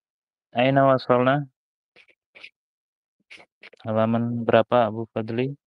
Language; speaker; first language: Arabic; non-native, fluent; Indonesian